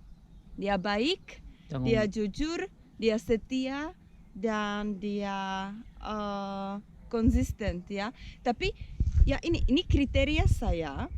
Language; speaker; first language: Indonesian; non-native, learner; Czech